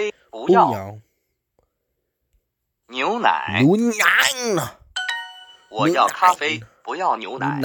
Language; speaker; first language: Chinese; non-native, learner; English